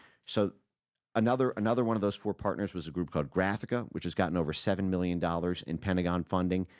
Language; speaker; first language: English; native; English